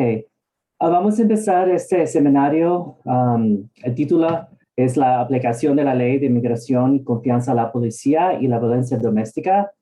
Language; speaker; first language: Spanish; early bilingual, heritage; Spanish